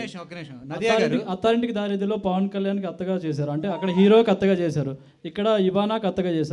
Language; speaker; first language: Telugu; native; Telugu